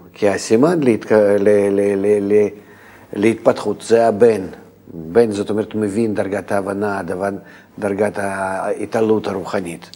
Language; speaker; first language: Hebrew; non-native, fluent; Russian